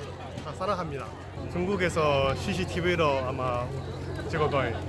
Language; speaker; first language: Korean; non-native, learner; Chinese